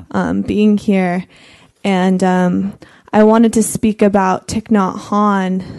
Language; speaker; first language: English; native; English